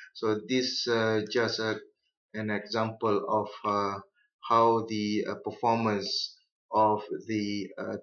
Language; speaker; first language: English; non-native, local second language; Malay